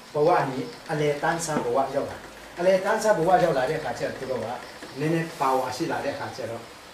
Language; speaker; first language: Burmese; non-native, local second language; Tedim Chin